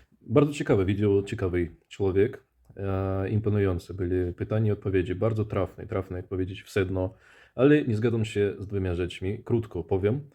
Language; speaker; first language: Polish; non-native, fluent; Russian